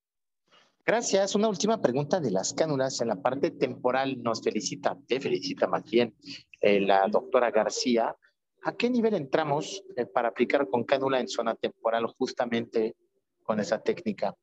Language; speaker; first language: Spanish; native; Spanish